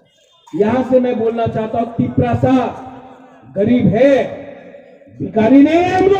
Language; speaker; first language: Hindi; non-native, local second language; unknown